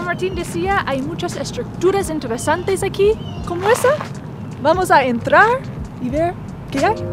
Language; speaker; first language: Spanish; non-native, fluent; English